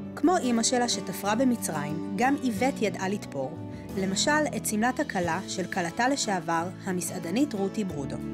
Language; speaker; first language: Hebrew; native; Hebrew